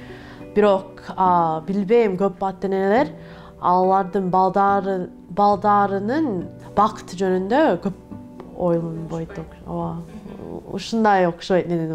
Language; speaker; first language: Kyrgyz; non-native, learner; Korean